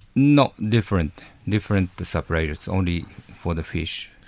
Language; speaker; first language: English; non-native, learner; Japanese